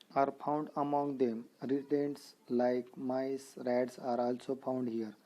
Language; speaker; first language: English; non-native, local second language; Marathi